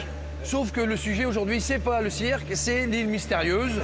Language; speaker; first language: French; native; French